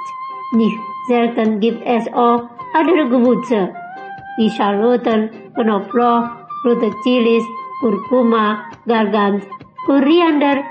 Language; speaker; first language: German; non-native, learner; Indonesian